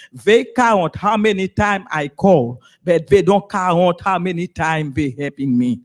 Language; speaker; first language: English; non-native, learner; Haitian Creole